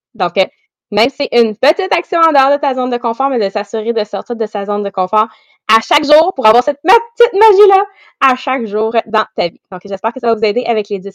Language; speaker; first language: French; native; French